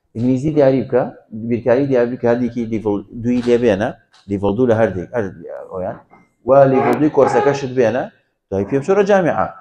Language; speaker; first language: Central Kurdish; native; Central Kurdish